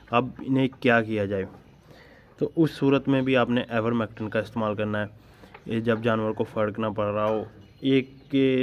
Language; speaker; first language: Urdu; non-native, local second language; Punjabi